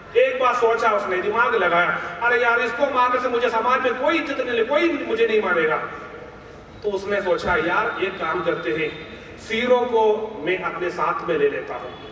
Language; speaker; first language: Hindi; non-native, local second language; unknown